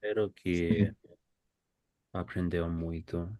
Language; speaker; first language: Portuguese; non-native, learner; English